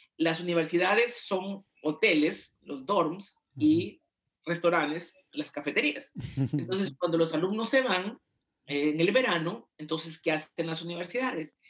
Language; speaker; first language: Spanish; native; Spanish